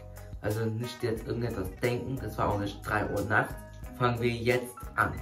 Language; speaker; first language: German; early bilingual, other home language; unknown